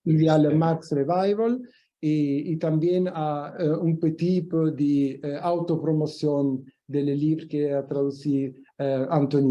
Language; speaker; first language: French; non-native, fluent; Italian